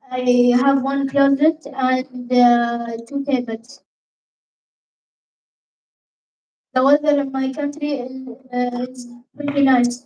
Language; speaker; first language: English; non-native, learner; Arabic